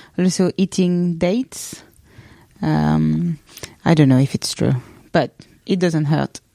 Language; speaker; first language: English; non-native, fluent; French